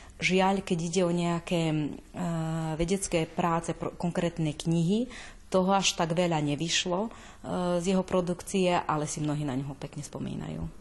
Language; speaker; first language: Slovak; native; Slovak